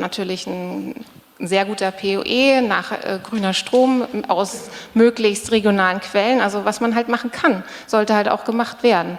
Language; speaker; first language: German; native; German